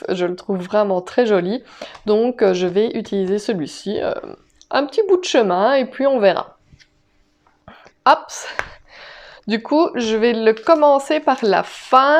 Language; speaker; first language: French; native; French